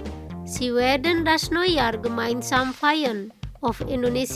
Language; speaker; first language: German; non-native, learner; Indonesian